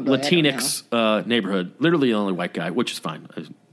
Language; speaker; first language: English; native; English